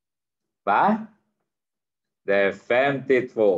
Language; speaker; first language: Swedish; non-native, fluent; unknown